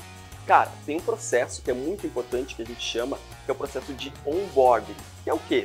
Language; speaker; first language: Portuguese; native; Portuguese